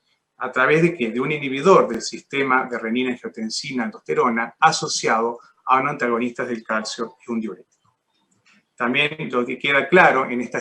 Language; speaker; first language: Spanish; native; Spanish